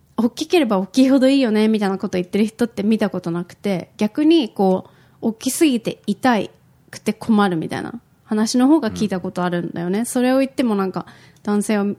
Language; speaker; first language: Japanese; native; Japanese